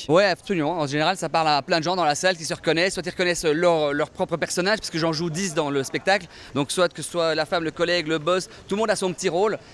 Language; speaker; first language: French; native; French